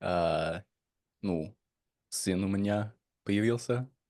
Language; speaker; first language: Russian; non-native, fluent; English